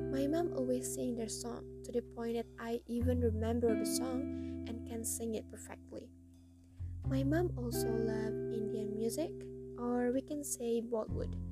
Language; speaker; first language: English; non-native, fluent; Indonesian